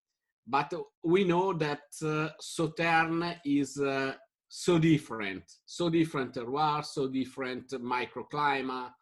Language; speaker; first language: English; non-native, fluent; Italian